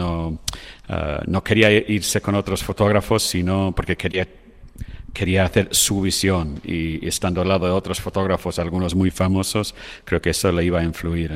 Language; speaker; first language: Spanish; non-native, fluent; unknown